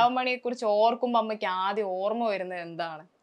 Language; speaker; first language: Malayalam; native; Malayalam